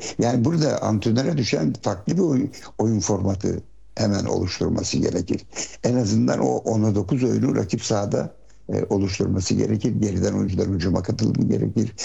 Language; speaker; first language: Turkish; early bilingual, heritage; Turkish